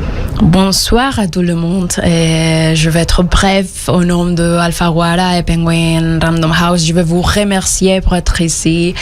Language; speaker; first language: French; non-native, fluent; Spanish